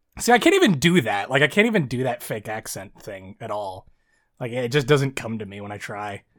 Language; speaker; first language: English; native; English